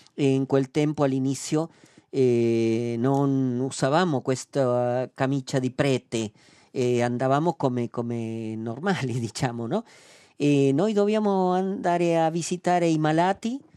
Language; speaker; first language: Italian; non-native, fluent; Spanish